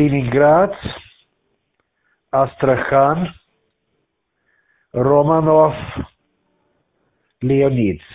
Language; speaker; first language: Russian; non-native, learner; German